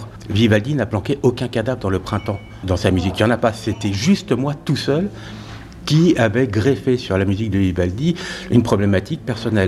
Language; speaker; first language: French; native; French